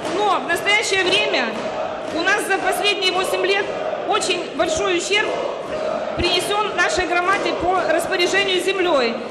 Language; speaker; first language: Russian; native; Russian